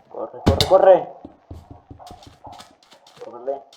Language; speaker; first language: Spanish; native; Spanish